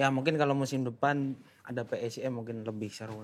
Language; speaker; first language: Indonesian; native; Indonesian